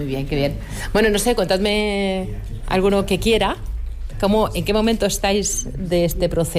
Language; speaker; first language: Spanish; native; Spanish